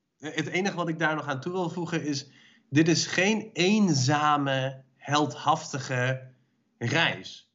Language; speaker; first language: Dutch; early bilingual, other home language; Persian